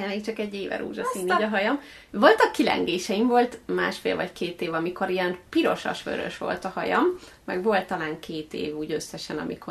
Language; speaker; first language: Hungarian; native; Hungarian